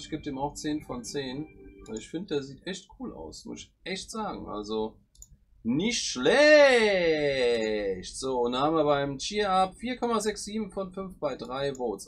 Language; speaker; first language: German; native; German